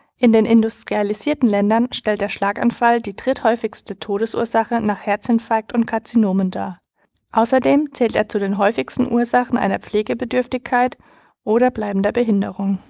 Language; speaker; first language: German; native; German